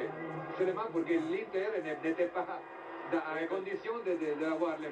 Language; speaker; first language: French; non-native, fluent; Italian